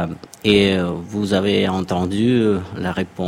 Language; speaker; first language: French; non-native, fluent; Russian